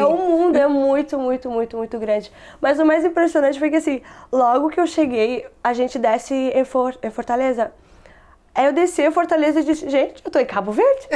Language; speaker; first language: Portuguese; non-native, local second language; Kabuverdianu